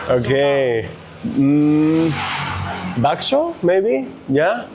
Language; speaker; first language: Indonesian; non-native, learner; Spanish